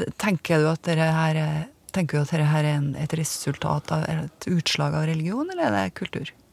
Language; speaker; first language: Norwegian; native; Norwegian